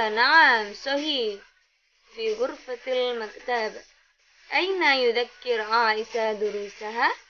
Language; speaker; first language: Arabic; non-native, learner; Indonesian